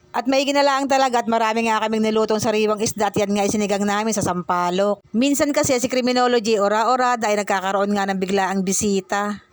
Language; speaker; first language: Filipino; native; Filipino